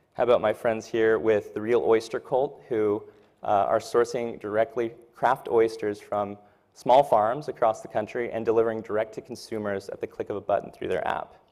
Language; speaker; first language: English; native; English